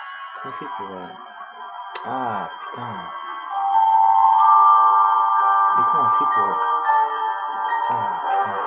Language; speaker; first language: French; native; French